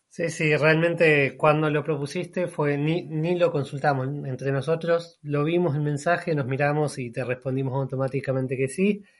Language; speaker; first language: Spanish; native; Spanish